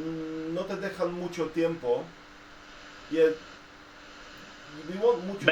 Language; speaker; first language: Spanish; non-native, fluent; English